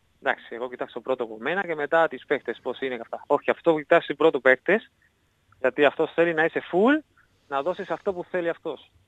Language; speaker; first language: Greek; non-native, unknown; Spanish